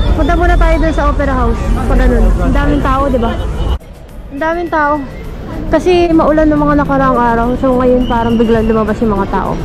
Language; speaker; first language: Filipino; native; Filipino